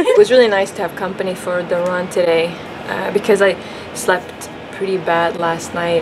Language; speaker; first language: English; non-native, fluent; Swedish